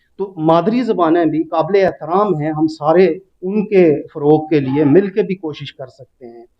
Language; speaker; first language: Urdu; non-native, local second language; Pahari-Potwari